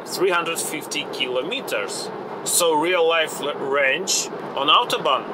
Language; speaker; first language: English; non-native, fluent; Ukrainian